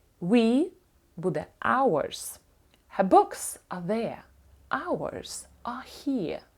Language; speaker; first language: English; non-native, fluent; Ukrainian